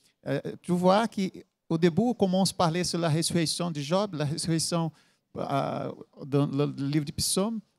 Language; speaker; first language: French; non-native, learner; Portuguese